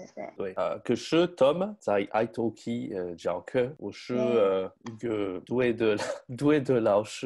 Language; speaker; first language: Chinese; non-native, learner; French